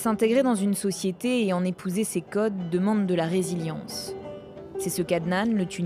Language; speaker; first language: French; native; French